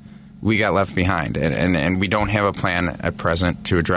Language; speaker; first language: English; native; English